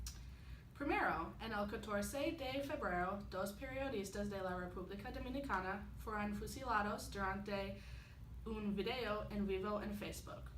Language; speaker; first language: Spanish; non-native, learner; English